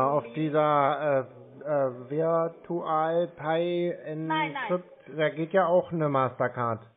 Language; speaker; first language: German; native; German